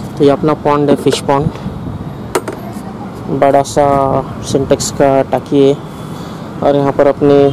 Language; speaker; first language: Hindi; non-native, local second language; Marathi